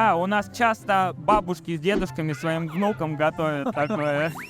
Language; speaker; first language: Russian; native; Russian